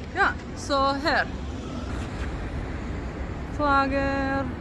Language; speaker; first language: Norwegian; non-native, learner; English